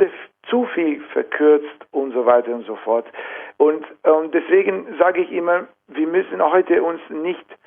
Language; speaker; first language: German; non-native, fluent; Italian